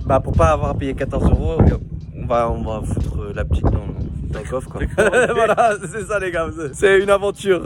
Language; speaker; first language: French; native; French